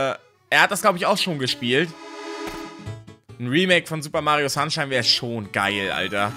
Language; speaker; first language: German; native; German